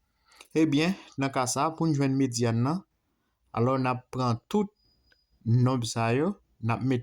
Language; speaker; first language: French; non-native, local second language; Haitian Creole